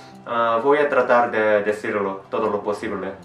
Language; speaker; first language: Spanish; non-native, learner; Korean